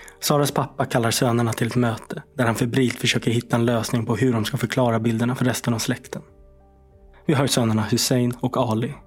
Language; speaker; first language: Swedish; native; Swedish